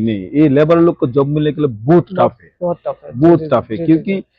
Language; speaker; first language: Hindi; non-native, local second language; Bangla